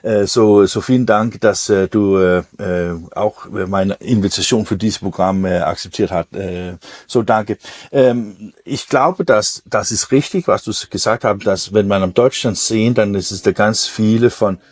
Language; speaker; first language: German; non-native, learner; Danish